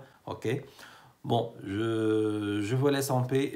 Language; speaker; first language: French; non-native, fluent; Arabic